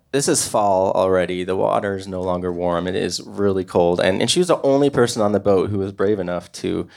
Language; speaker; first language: English; native; English